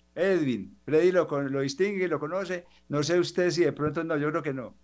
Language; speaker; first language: Spanish; native; Spanish